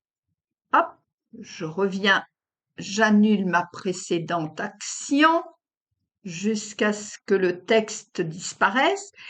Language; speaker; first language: French; native; French